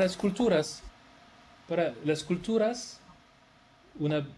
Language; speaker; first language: Spanish; non-native, fluent; French